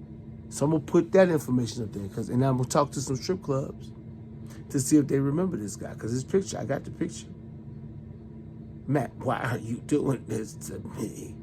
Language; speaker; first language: English; native; English